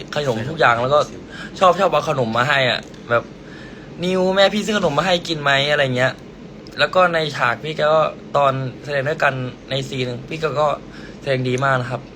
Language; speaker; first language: Thai; native; Thai